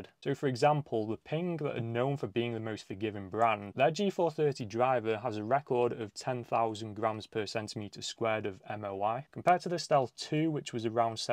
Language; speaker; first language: English; native; English